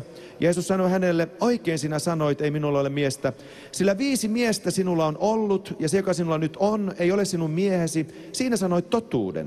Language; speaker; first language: Finnish; native; Finnish